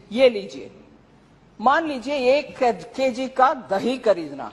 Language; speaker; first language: Hindi; non-native, local second language; Tamil